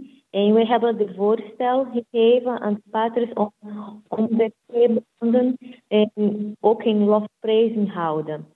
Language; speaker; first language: Dutch; non-native, fluent; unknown